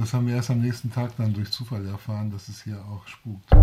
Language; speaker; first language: German; native; German